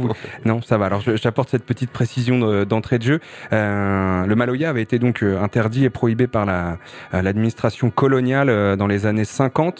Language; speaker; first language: French; native; French